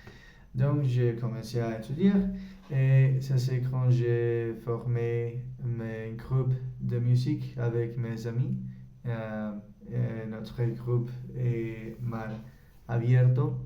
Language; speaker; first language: French; non-native, learner; Spanish